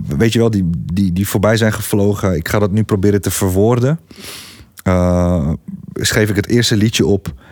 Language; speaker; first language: Dutch; early bilingual, other home language; Greek